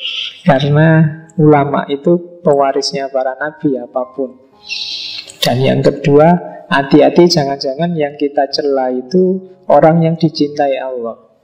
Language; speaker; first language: Indonesian; native; Indonesian